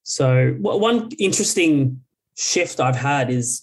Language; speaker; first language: English; native; English